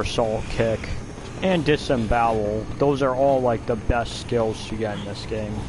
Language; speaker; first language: English; native; English